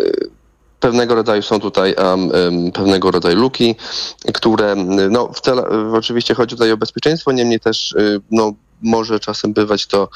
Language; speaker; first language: Polish; native; Polish